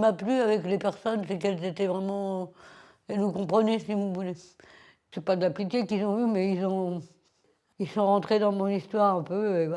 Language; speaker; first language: French; native; French